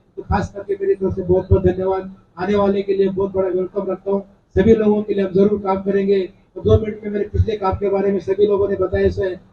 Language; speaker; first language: Hindi; non-native, local second language; Telugu